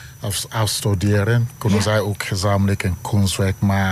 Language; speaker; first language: Dutch; non-native, learner; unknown